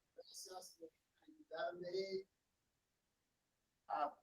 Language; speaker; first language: Spanish; non-native, learner; English